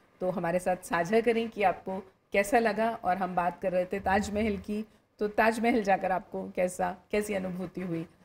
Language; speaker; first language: Hindi; native; Hindi